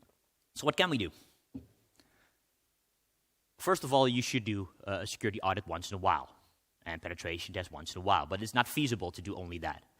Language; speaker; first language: English; non-native, fluent; Dutch